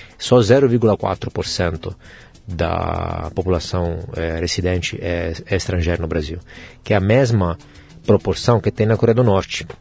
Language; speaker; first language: Portuguese; non-native, fluent; Italian